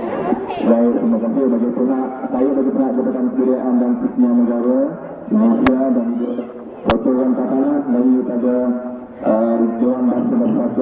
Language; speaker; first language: Malay; native; Malay